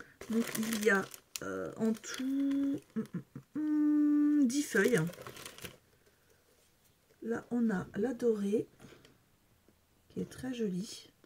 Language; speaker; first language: French; native; French